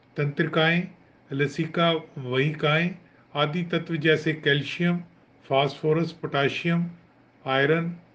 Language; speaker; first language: Hindi; non-native, local second language; Punjabi